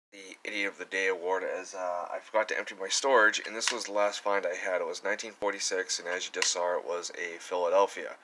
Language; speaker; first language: English; native; English